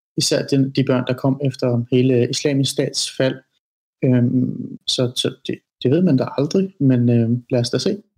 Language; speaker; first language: Danish; early bilingual, other home language; Persian